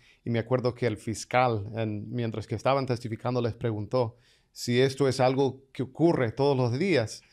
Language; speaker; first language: Spanish; non-native, fluent; English